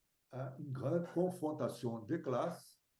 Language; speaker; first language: French; non-native, fluent; Portuguese